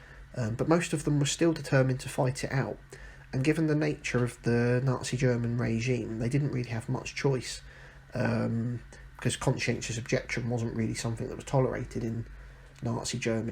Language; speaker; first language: English; native; English